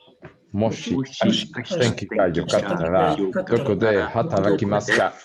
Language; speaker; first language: Japanese; non-native, learner; English